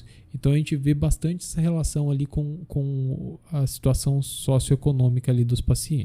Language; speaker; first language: Portuguese; native; Portuguese